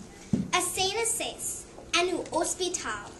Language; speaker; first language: Spanish; non-native, learner; English